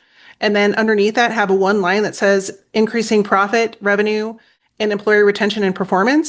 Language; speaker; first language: English; native; English